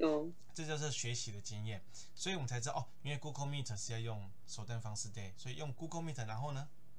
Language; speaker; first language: Chinese; native; Chinese